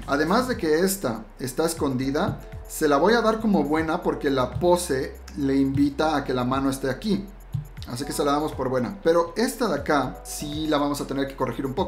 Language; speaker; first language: Spanish; native; Spanish